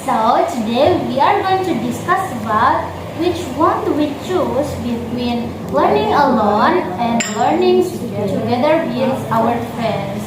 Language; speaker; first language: English; non-native, fluent; Indonesian